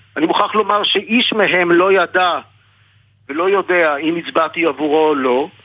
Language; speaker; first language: Hebrew; native; Hebrew